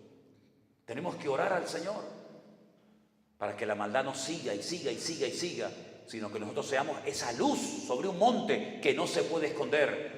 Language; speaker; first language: Spanish; native; Spanish